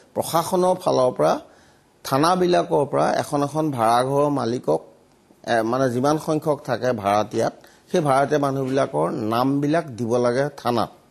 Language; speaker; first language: Assamese; native; Assamese